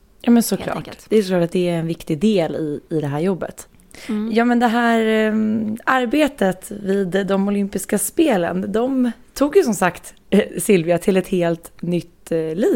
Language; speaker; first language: Swedish; native; Swedish